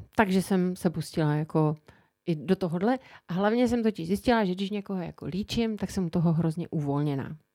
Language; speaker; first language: Czech; native; Czech